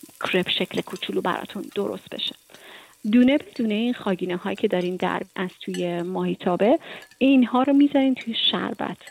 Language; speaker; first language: Persian; native; Persian